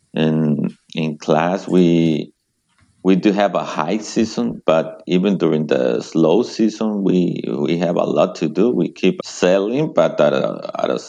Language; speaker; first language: English; non-native, fluent; Spanish